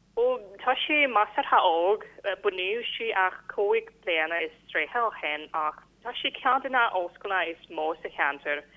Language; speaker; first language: Irish; non-native, fluent; Polish